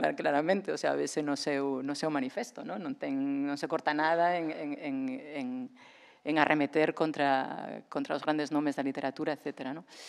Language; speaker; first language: Galician; non-native, local second language; Spanish